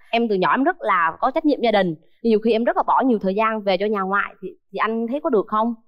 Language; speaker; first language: Vietnamese; native; Vietnamese